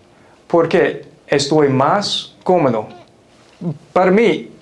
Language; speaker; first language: Spanish; non-native, fluent; English